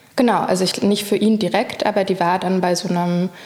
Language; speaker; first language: German; native; German